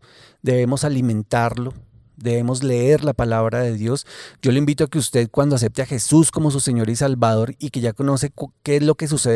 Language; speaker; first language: Spanish; native; Spanish